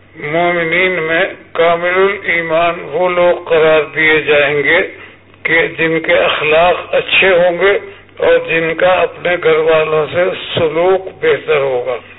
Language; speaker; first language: Urdu; native; Urdu